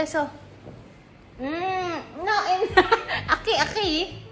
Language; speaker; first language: Spanish; non-native, learner; Filipino